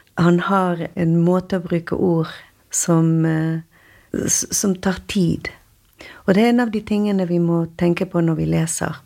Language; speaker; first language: Norwegian; non-native, fluent; Spanish